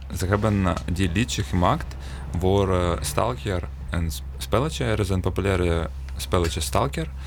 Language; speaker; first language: Dutch; non-native, fluent; Ukrainian